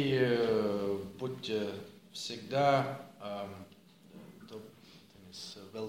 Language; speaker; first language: Russian; non-native, learner; Dutch